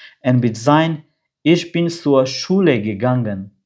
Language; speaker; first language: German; non-native, fluent; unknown